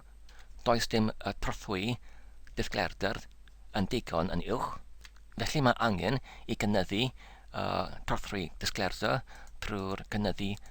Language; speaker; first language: Welsh; non-native, learner; English